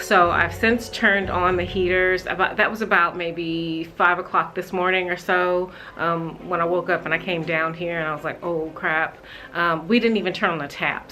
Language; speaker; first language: English; native; English